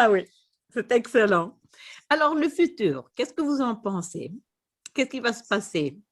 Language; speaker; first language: French; non-native, fluent; Swedish